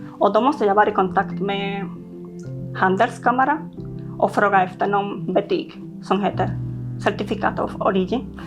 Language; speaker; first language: Swedish; non-native, fluent; Spanish